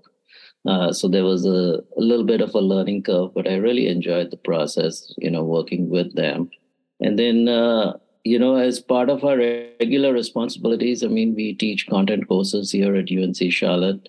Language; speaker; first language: English; native; English